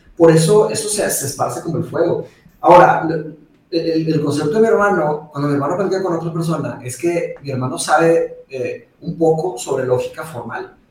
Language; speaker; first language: Spanish; early bilingual, other home language; Portuguese